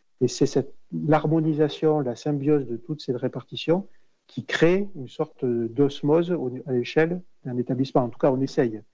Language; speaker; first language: French; native; French